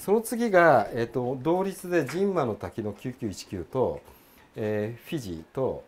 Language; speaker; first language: Japanese; native; Japanese